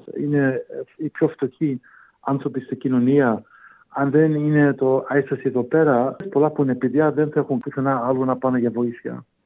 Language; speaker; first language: Greek; early bilingual, heritage; Greek